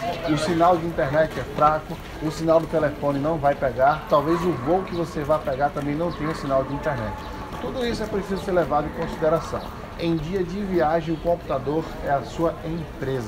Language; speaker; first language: Portuguese; native; Portuguese